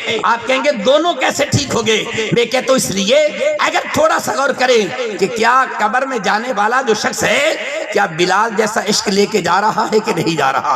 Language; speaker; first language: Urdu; non-native, local second language; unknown